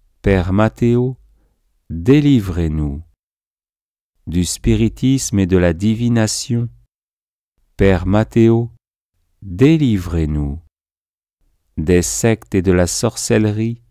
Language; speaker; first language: French; native; French